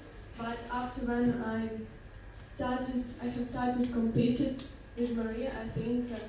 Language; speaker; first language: English; non-native, learner; Ukrainian